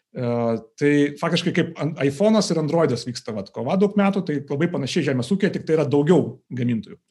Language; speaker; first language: Lithuanian; non-native, local second language; Russian